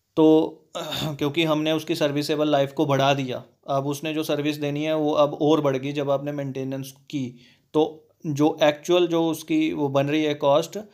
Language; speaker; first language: Hindi; native; Hindi